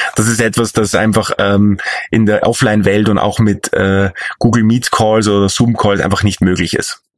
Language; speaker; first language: German; native; German